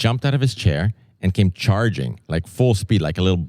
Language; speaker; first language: English; native; English